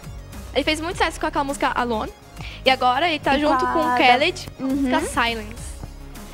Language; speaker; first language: Portuguese; native; Portuguese